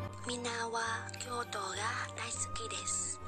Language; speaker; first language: Japanese; non-native, learner; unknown